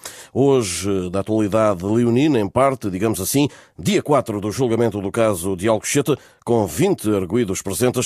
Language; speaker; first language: Portuguese; native; Portuguese